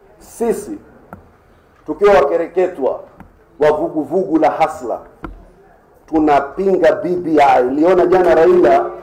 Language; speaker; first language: Swahili; native; Swahili